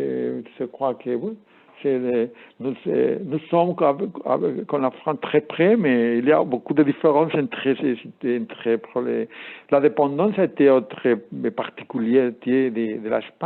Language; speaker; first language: French; non-native, learner; Spanish